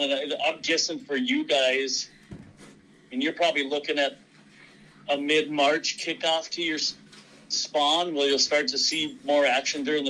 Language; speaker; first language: English; native; English